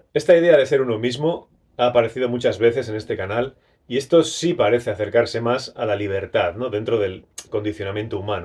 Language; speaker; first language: Spanish; native; Spanish